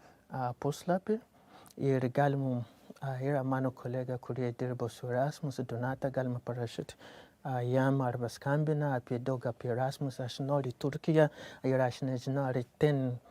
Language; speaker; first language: Lithuanian; non-native, learner; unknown